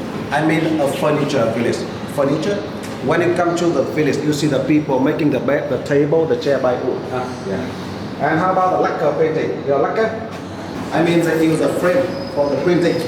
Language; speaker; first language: English; non-native, fluent; Vietnamese